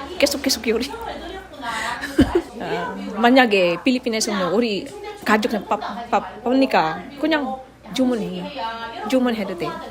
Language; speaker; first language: Korean; non-native, learner; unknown